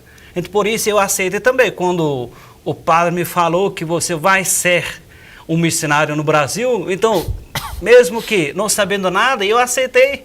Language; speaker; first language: Portuguese; non-native, fluent; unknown